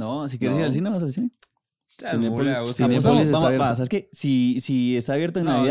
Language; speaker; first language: Spanish; native; Spanish